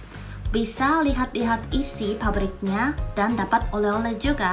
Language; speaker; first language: Indonesian; non-native, fluent; Japanese